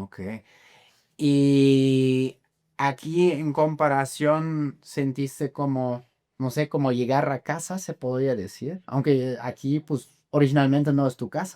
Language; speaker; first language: Spanish; non-native, fluent; German